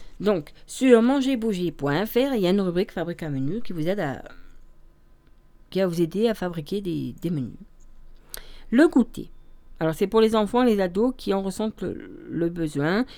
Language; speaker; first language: French; native; French